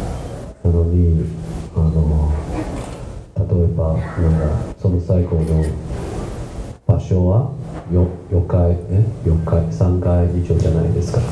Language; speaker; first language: Japanese; non-native, learner; Chinese